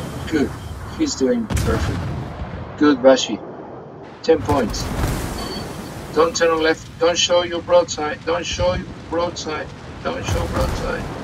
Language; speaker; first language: English; non-native, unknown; Spanish